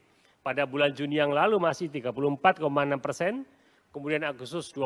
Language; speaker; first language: Indonesian; native; Indonesian